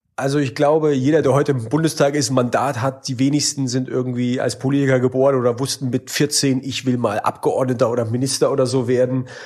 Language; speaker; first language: German; native; German